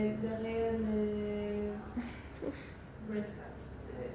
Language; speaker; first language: French; non-native, learner; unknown